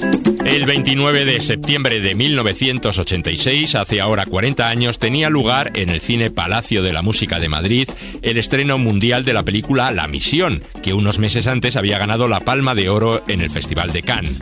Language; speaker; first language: Spanish; native; Spanish